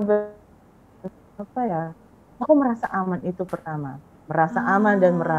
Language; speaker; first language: Indonesian; non-native, fluent; Filipino